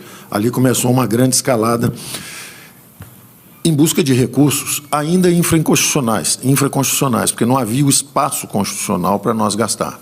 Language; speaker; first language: Portuguese; native; Portuguese